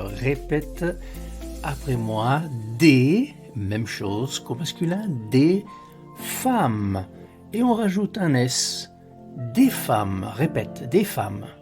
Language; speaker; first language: French; non-native, fluent; Italian